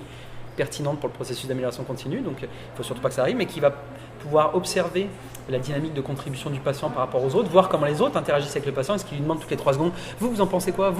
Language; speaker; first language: French; native; French